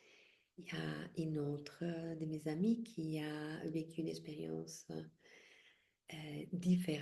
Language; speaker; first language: French; non-native, fluent; Spanish